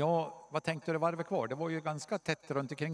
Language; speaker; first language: Swedish; native; Swedish